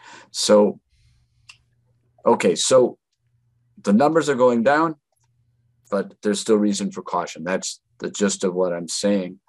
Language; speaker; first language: English; native; English